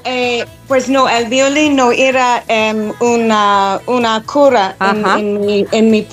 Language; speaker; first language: Spanish; non-native, fluent; English